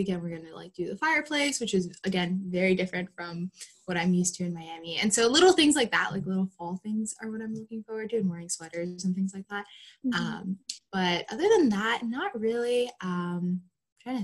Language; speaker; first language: English; native; English